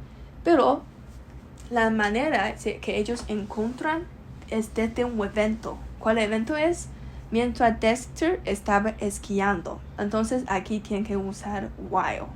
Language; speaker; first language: Spanish; non-native, learner; Chinese